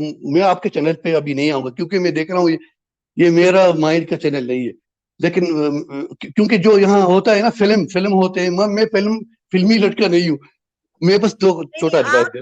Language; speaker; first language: Hindi; non-native, fluent; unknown